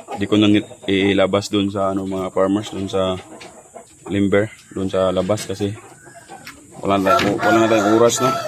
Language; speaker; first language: Filipino; non-native, local second language; Cebuano